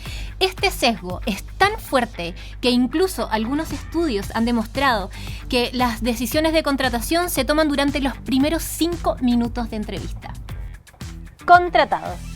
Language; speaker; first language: Spanish; native; Spanish